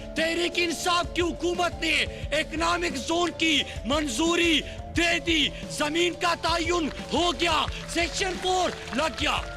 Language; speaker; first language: Urdu; non-native, local second language; Pashto